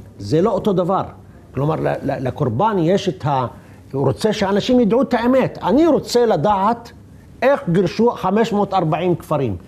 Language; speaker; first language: Hebrew; non-native, local second language; Arabic